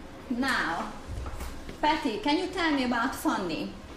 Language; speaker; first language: English; non-native, fluent; Hungarian